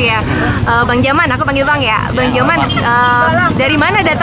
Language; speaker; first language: Indonesian; native; Indonesian